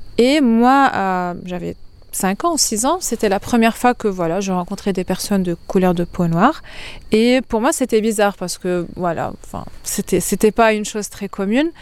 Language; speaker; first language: French; non-native, local second language; Arabic